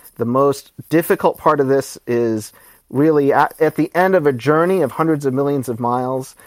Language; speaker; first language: English; native; English